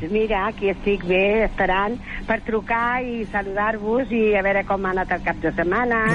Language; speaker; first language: Catalan; non-native, local second language; Spanish